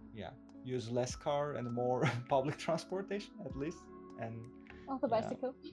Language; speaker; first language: English; non-native, fluent; Turkish